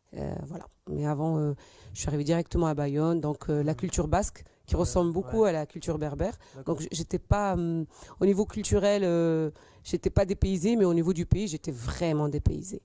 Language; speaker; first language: French; native; French